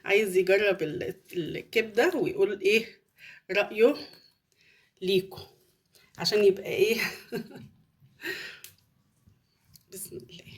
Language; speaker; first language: Arabic; native; Arabic